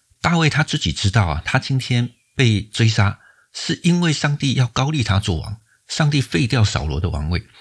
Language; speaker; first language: Chinese; native; Chinese